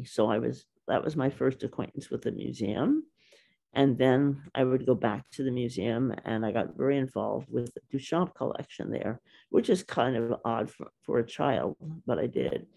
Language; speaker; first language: English; native; English